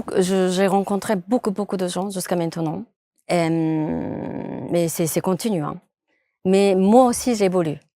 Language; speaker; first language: French; non-native, fluent; Japanese